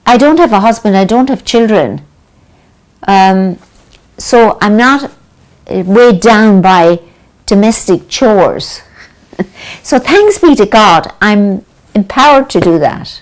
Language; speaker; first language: English; native; English